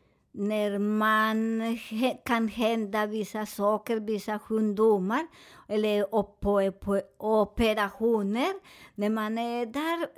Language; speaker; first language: Swedish; non-native, fluent; Spanish